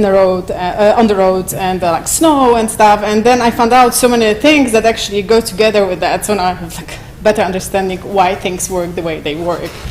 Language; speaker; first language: English; non-native, fluent; Polish